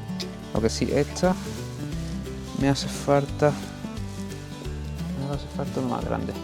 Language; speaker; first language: Spanish; native; Spanish